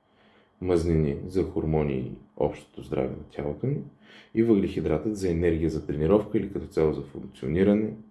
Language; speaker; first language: Bulgarian; native; Bulgarian